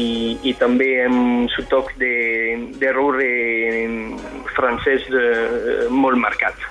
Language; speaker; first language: Catalan; non-native, fluent; French